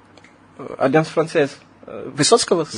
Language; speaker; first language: Russian; non-native, fluent; Malagasy